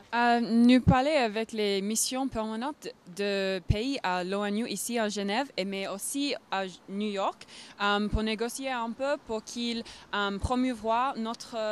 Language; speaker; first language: French; non-native, fluent; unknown